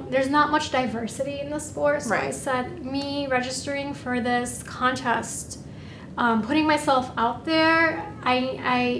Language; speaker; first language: English; native; English